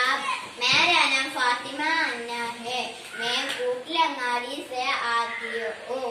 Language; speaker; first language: Urdu; non-native, local second language; Malayalam